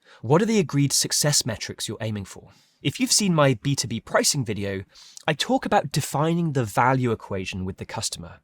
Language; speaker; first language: English; native; English